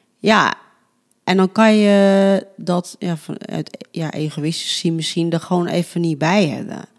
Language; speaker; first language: Dutch; early bilingual, other home language; Spanish